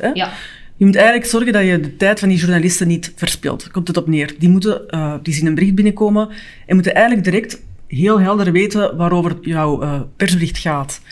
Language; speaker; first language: Dutch; native; Dutch